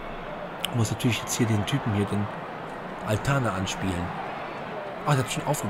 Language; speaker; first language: German; native; German